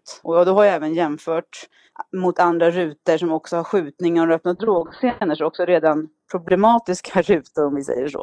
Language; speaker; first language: Swedish; native; Swedish